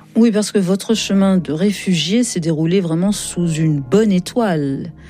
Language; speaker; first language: French; native; French